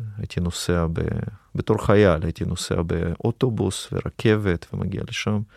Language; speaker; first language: Hebrew; early bilingual, other home language; Russian